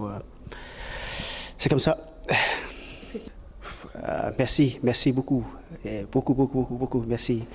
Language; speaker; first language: French; non-native, learner; English